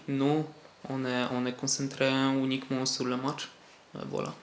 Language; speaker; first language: French; non-native, fluent; Polish